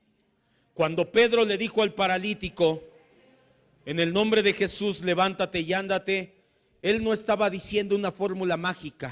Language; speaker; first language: Spanish; native; Spanish